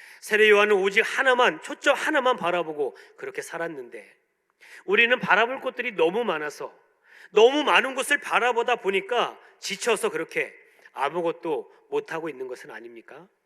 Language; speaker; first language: Korean; native; Korean